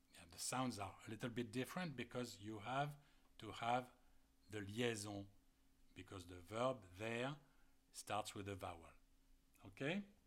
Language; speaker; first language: English; non-native, fluent; French